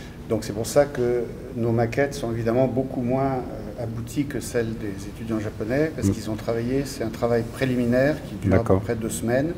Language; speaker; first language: French; native; French